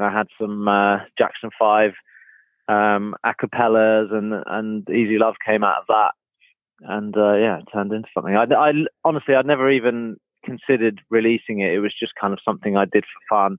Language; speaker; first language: English; native; English